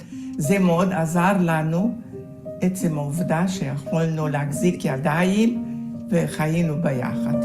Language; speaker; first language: Hebrew; early bilingual, other home language; Hungarian